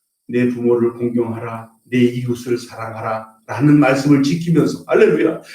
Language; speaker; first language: Korean; native; Korean